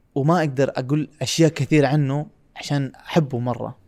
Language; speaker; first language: Arabic; non-native, fluent; Urdu